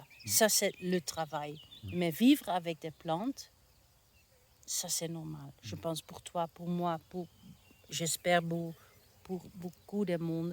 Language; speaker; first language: French; non-native, learner; Dutch